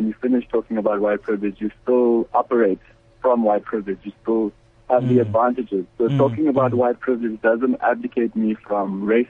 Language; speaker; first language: English; native; English